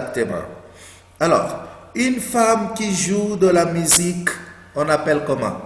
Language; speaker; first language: French; non-native, fluent; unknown